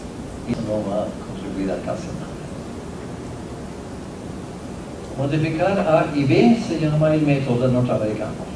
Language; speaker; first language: Spanish; non-native, fluent; Norwegian